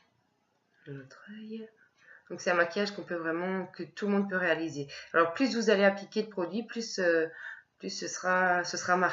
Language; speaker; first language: French; native; French